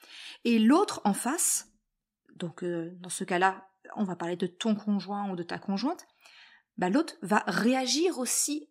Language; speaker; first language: French; native; French